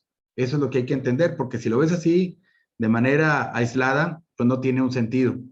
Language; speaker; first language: Spanish; native; Spanish